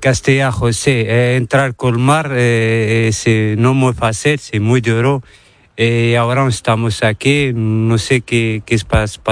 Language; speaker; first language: Spanish; non-native, learner; Arabic